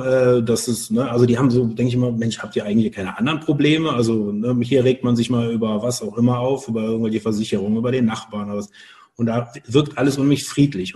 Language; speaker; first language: German; native; German